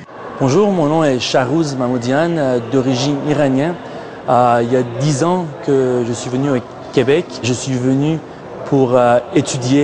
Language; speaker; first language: French; non-native, fluent; Persian